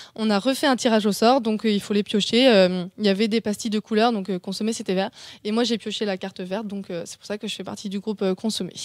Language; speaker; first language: French; native; French